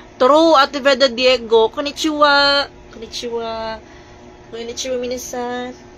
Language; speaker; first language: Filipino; non-native, local second language; Cebuano